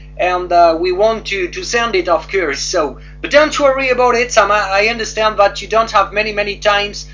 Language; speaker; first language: English; non-native, learner; French